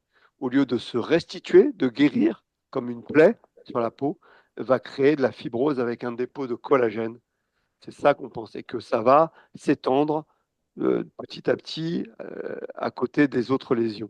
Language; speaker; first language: French; native; French